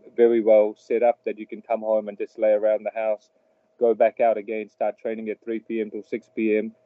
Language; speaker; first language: English; early bilingual, other home language; Telugu